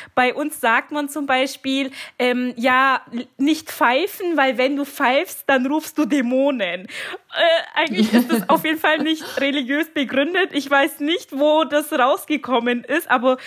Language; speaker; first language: German; native; German